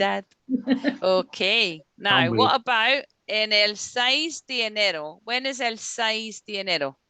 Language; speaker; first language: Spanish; non-native, fluent; English